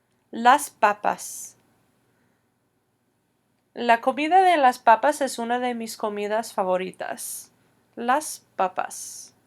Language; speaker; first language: Spanish; non-native, fluent; English